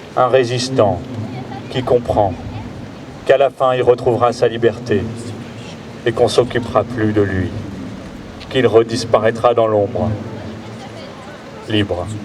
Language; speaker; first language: French; native; French